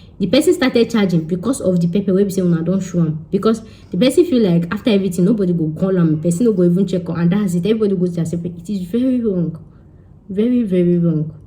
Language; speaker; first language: Nigerian Pidgin; non-native, local second language; Yoruba